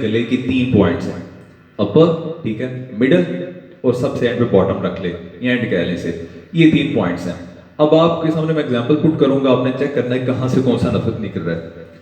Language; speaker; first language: Urdu; non-native, local second language; Punjabi